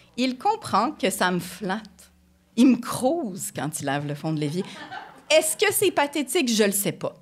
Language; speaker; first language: French; native; French